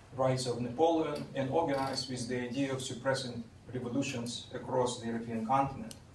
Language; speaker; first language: English; non-native, fluent; Russian